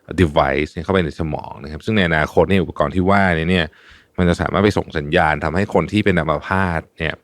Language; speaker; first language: Thai; native; Thai